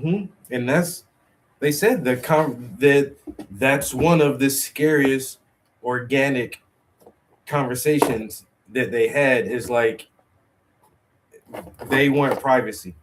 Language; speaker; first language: English; native; English